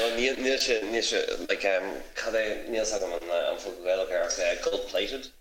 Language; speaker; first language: Irish; non-native, local second language; English